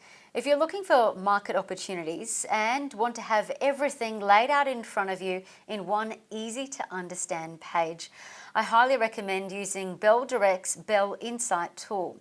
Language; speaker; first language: English; native; English